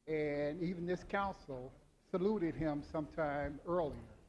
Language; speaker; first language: English; native; English